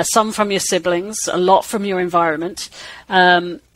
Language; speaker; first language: English; native; English